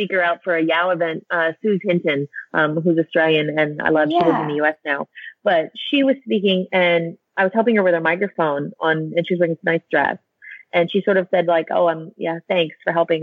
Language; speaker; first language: English; native; English